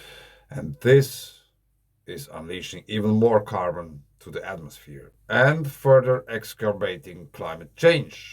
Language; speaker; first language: English; non-native, fluent; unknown